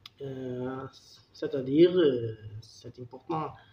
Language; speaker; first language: French; non-native, learner; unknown